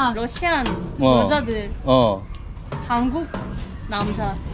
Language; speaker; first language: Korean; non-native, learner; Russian